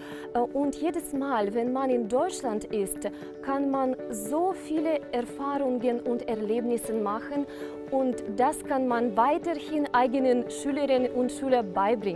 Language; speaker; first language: German; non-native, fluent; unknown